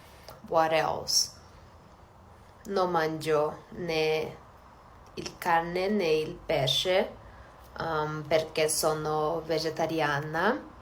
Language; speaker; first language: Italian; non-native, learner; Portuguese